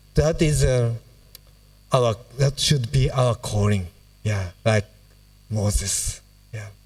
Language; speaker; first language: English; non-native, fluent; Japanese